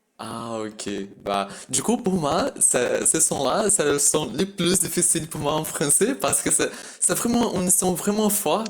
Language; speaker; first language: French; non-native, fluent; Portuguese